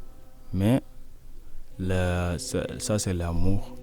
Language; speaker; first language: French; non-native, learner; Arabic